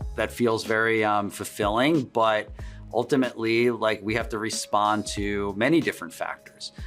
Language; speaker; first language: English; native; English